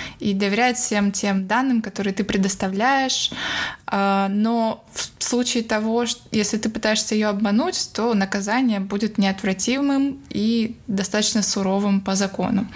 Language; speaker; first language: Russian; native; Russian